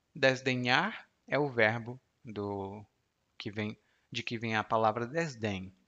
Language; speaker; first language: Portuguese; native; Portuguese